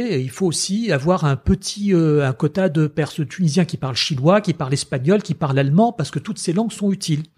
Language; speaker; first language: French; native; French